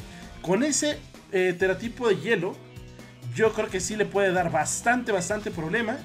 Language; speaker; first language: Spanish; native; Spanish